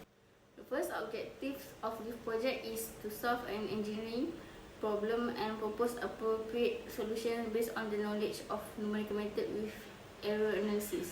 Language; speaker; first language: English; non-native, local second language; Malay